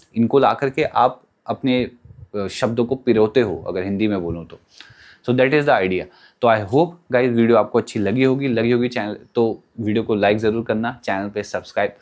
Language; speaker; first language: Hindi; native; Hindi